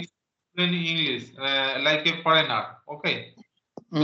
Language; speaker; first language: English; non-native, local second language; Santali